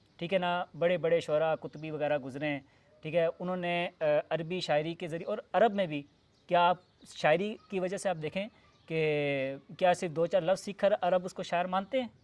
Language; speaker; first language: Urdu; non-native, local second language; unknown